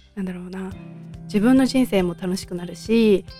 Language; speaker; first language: Japanese; native; Japanese